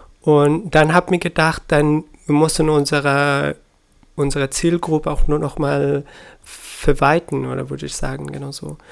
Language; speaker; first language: German; non-native, learner; Persian